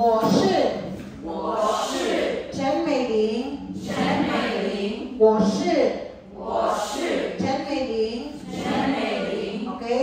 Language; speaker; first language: Chinese; non-native, fluent; Filipino